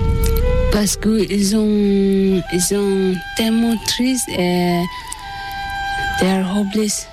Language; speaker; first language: French; non-native, learner; Tibetan